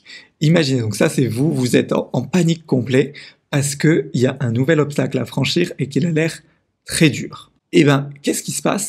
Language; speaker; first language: French; native; French